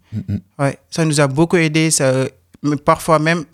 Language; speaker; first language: French; non-native, local second language; Wolof